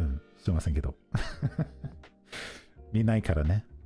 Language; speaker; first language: Japanese; non-native, fluent; English